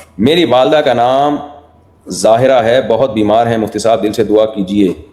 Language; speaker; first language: Urdu; native; Urdu